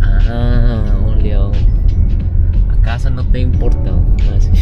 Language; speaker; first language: Portuguese; non-native, learner; Indonesian